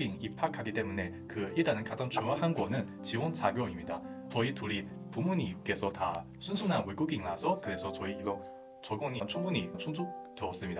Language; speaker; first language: Korean; non-native, fluent; Chinese